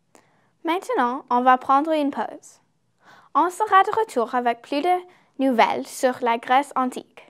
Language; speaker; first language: French; non-native, learner; English